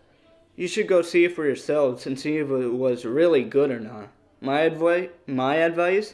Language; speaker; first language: English; native; English